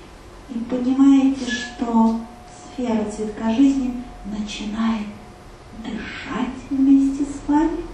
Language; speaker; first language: Russian; native; Russian